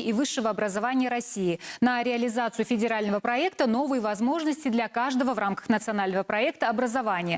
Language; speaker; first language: Russian; native; Russian